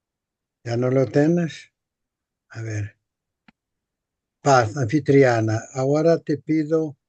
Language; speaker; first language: Spanish; non-native, fluent; Portuguese